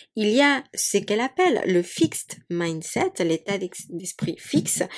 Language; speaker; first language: French; non-native, fluent; Spanish